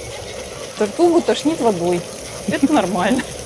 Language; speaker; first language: Russian; native; Russian